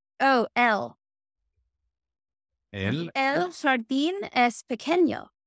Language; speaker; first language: Spanish; non-native, learner; English